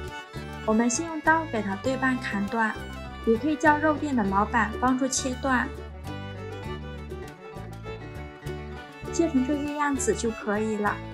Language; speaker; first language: Chinese; native; Chinese